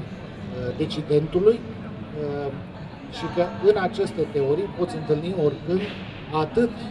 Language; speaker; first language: Romanian; native; Romanian